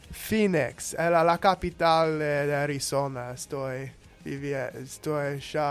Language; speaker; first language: Spanish; non-native, learner; English